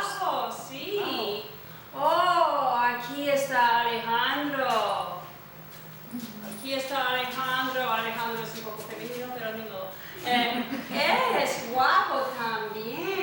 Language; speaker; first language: Spanish; non-native, fluent; English